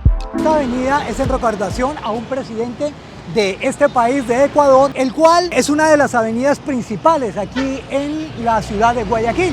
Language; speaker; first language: Spanish; native; Spanish